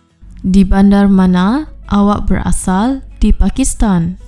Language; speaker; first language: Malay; non-native, fluent; Urdu